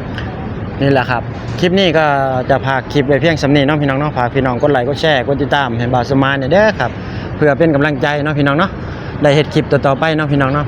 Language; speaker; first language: Thai; non-native, local second language; Lao